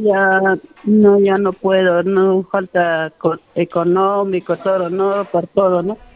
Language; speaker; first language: Spanish; non-native, local second language; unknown